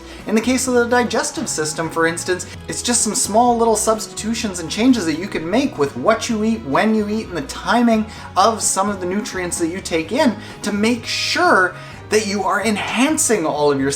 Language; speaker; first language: English; native; English